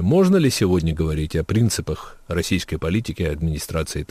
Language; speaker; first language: Russian; native; Russian